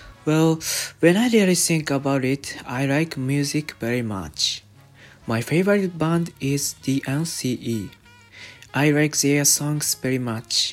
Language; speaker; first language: English; non-native, learner; Japanese